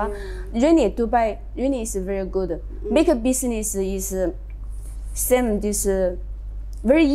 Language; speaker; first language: English; non-native, learner; Chinese